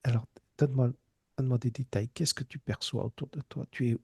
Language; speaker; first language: French; native; French